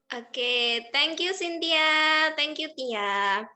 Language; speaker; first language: English; non-native, learner; Indonesian